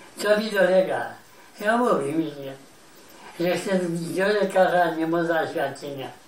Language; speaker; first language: Polish; native; Polish